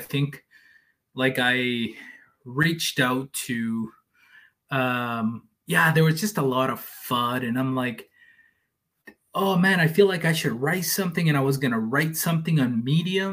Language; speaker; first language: English; non-native, fluent; Spanish